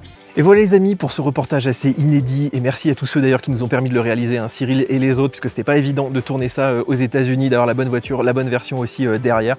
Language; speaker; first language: French; native; French